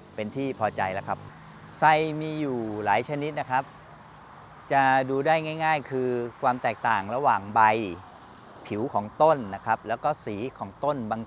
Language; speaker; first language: Thai; native; Thai